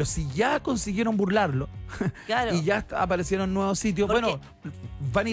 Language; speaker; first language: Spanish; native; Spanish